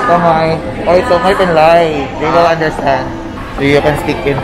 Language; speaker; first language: English; non-native, local second language; Filipino